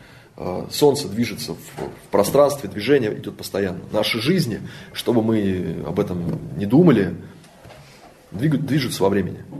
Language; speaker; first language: Russian; native; Russian